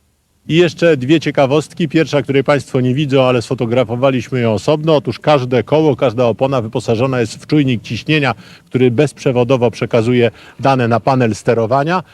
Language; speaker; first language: Polish; native; Polish